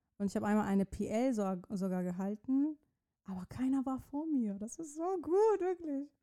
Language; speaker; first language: German; non-native, fluent; Persian